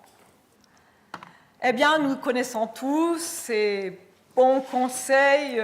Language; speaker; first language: French; non-native, fluent; German